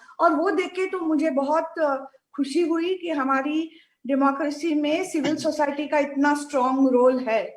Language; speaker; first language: Hindi; non-native, local second language; Marathi